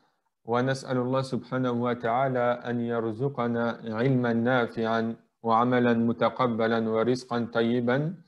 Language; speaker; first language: Arabic; non-native, fluent; French